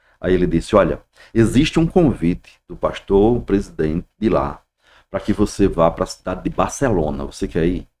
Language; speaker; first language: Portuguese; native; Portuguese